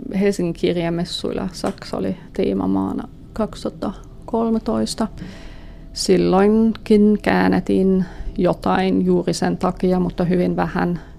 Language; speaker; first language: Finnish; non-native, fluent; German